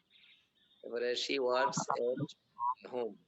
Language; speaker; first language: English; non-native, learner; Bangla